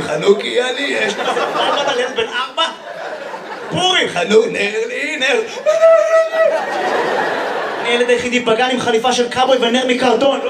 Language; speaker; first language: Hebrew; native; Hebrew